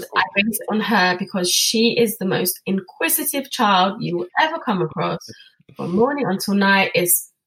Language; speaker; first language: English; native; English